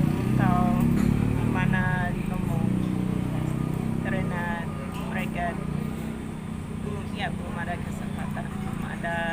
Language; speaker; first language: Indonesian; non-native, fluent; English